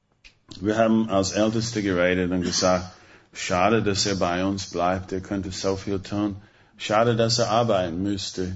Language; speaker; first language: German; non-native, fluent; English